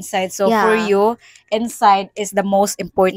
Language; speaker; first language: English; non-native, local second language; Cebuano